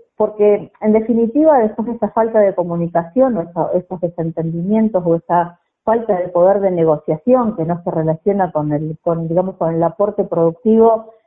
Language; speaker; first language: Spanish; native; Spanish